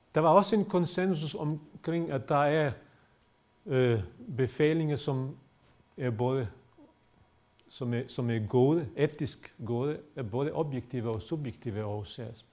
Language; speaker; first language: Danish; non-native, fluent; Bosnian